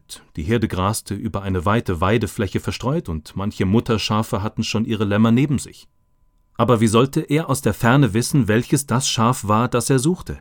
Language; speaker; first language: German; native; German